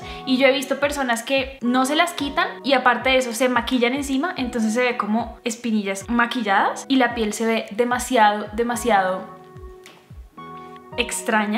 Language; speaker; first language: Spanish; native; Spanish